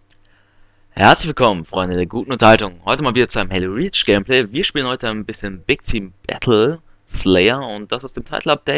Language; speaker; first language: German; native; German